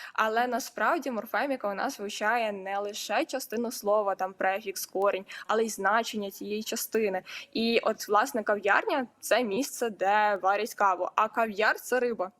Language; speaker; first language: Ukrainian; native; Ukrainian